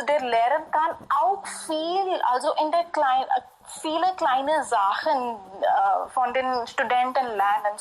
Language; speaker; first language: German; non-native, fluent; Hindi